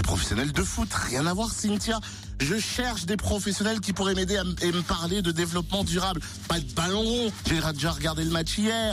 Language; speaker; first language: French; native; French